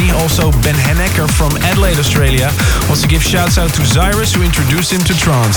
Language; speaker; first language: English; non-native, fluent; Dutch